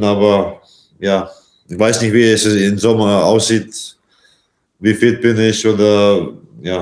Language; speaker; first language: German; non-native, fluent; Latvian